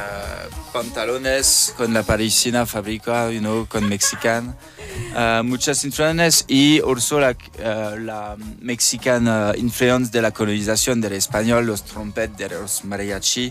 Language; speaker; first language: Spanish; non-native, learner; French